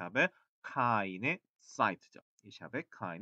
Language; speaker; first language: German; non-native, fluent; Korean